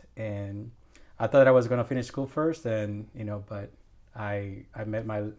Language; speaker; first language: English; non-native, fluent; Spanish